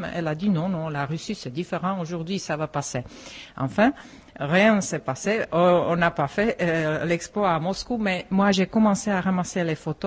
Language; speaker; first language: French; non-native, fluent; Czech